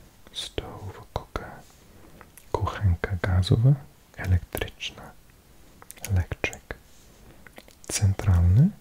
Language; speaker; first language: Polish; non-native, learner; English